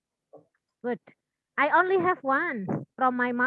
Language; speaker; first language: English; non-native, fluent; Indonesian